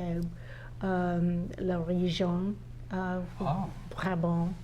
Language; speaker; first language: French; non-native, learner; English